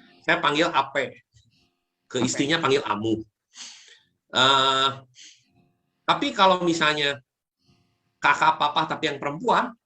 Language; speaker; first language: Indonesian; native; Indonesian